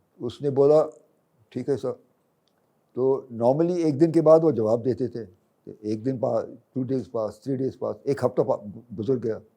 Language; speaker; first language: Hindi; non-native, local second language; English